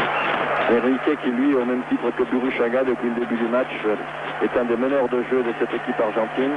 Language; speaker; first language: French; native; French